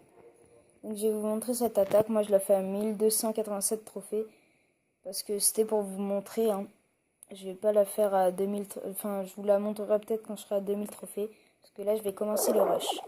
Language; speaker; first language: French; native; French